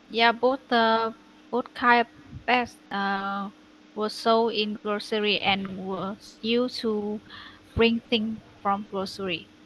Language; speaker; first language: English; non-native, learner; Vietnamese